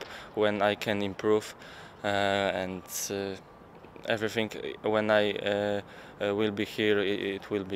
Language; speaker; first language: English; non-native, learner; Polish